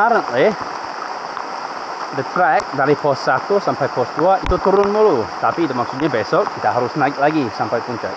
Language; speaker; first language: Indonesian; non-native, fluent; English